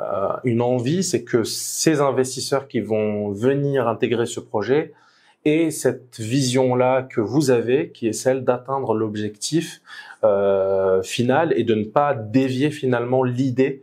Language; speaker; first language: French; native; French